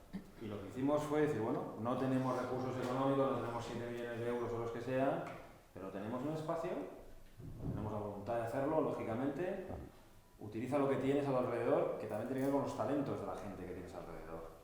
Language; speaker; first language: Spanish; native; Spanish